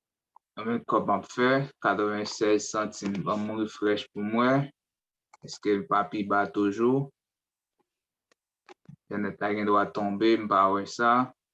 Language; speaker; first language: French; non-native, learner; Haitian Creole